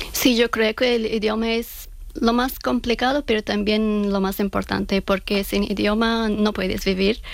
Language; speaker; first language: Spanish; non-native, learner; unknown